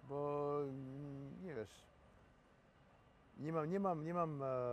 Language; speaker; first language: Polish; native; Polish